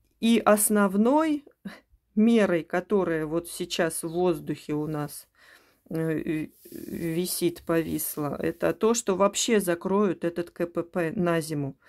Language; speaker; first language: Russian; native; Russian